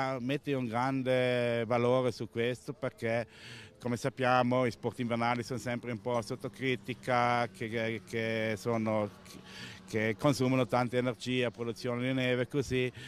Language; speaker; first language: Italian; non-native, local second language; German